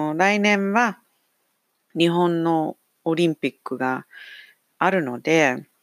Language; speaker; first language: Japanese; non-native, fluent; English